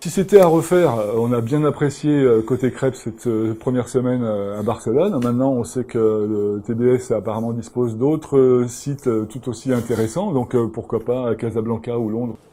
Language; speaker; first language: French; native; French